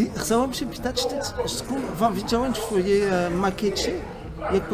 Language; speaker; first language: Polish; non-native, learner; French